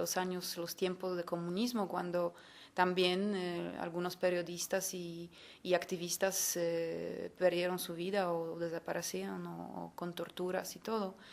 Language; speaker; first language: Spanish; non-native, fluent; Polish